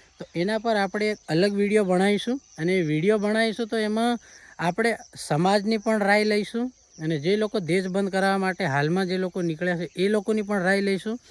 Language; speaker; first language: Gujarati; non-native, local second language; Bhili